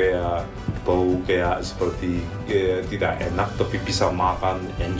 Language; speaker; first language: Indonesian; non-native, fluent; Korean